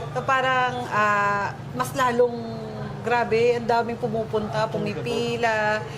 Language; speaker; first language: Filipino; native; Filipino